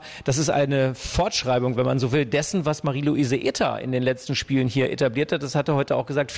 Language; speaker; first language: German; native; German